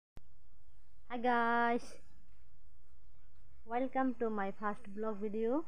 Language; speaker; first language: Hindi; non-native, local second language; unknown